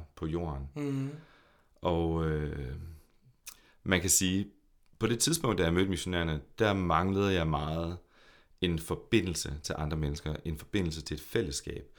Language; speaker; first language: Danish; native; Danish